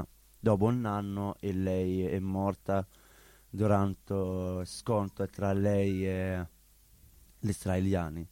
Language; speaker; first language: Italian; non-native, learner; Arabic